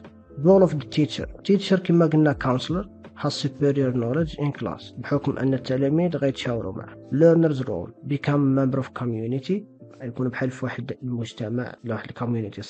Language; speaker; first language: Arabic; native; Arabic